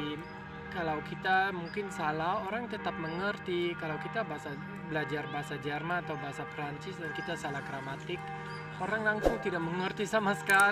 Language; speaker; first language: Indonesian; non-native, fluent; German